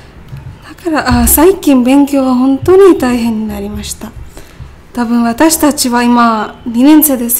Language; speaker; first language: Japanese; non-native, learner; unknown